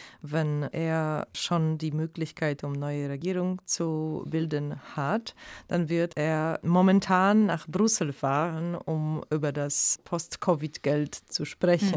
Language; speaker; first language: German; non-native, fluent; Polish